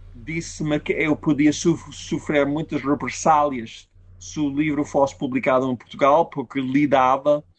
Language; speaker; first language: Portuguese; non-native, fluent; English